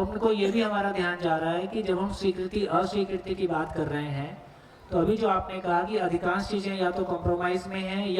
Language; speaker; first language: Hindi; native; Hindi